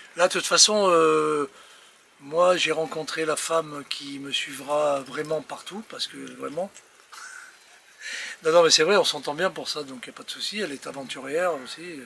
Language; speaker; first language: French; native; French